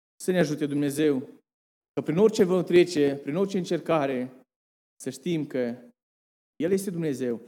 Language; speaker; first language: Romanian; early bilingual, heritage; Romanian